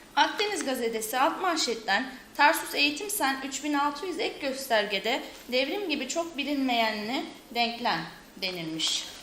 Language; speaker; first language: Turkish; native; Turkish